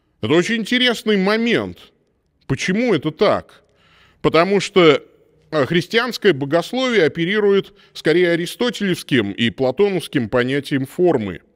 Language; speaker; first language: Russian; native; Russian